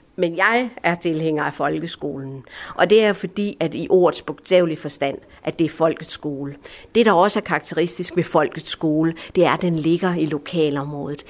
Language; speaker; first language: Danish; early bilingual, other home language; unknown